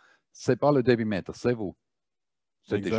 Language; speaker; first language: French; non-native, fluent; German